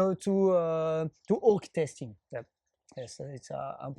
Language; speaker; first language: English; non-native, learner; French